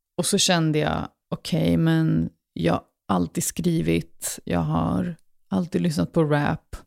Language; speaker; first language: Swedish; early bilingual, other home language; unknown